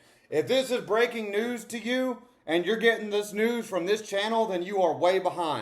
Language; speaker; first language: English; native; English